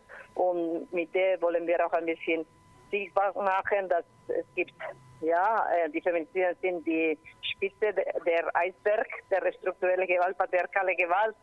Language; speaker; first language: German; non-native, learner; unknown